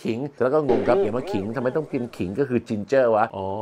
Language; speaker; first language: Thai; non-native, local second language; English